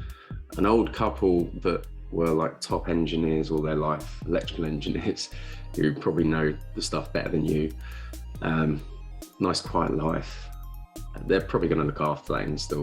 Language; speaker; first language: English; native; English